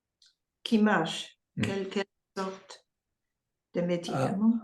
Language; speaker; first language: French; non-native, learner; English